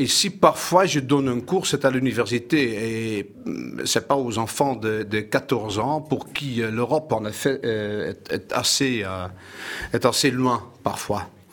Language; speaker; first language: French; non-native, fluent; Dutch